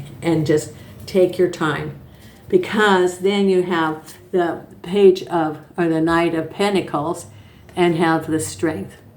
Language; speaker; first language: English; native; English